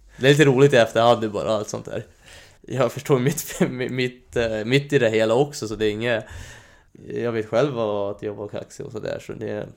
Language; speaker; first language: Swedish; non-native, fluent; Hungarian